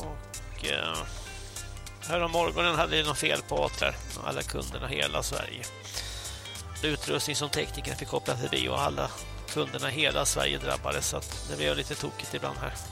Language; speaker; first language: Swedish; native; Swedish